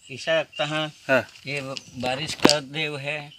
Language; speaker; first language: Hindi; non-native, local second language; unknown